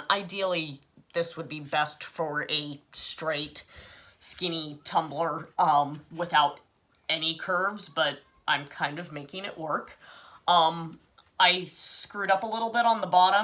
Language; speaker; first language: English; native; English